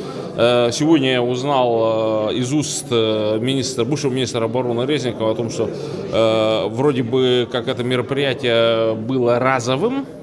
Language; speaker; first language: Russian; native; Russian